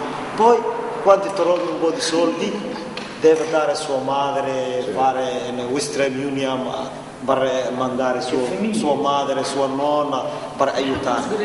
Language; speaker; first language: Italian; non-native, learner; Somali